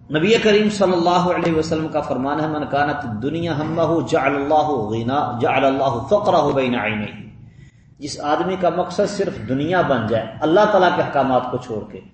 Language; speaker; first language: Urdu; non-native, local second language; Punjabi